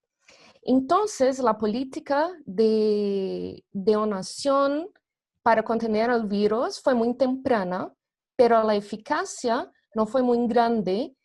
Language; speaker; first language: Spanish; non-native, fluent; Portuguese